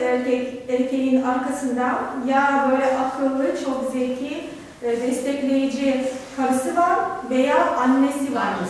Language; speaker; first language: Turkish; non-native, learner; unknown